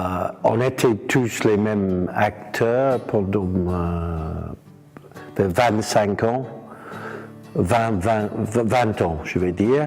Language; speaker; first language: French; non-native, fluent; English